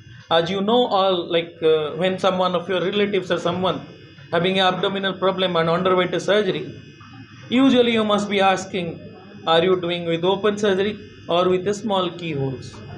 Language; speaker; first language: English; non-native, local second language; Telugu